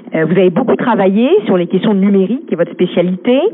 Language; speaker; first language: French; native; French